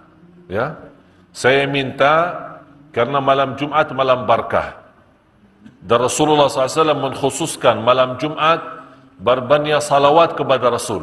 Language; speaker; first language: Indonesian; non-native, fluent; Arabic